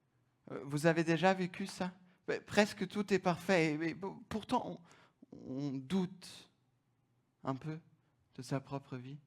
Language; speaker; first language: French; non-native, fluent; German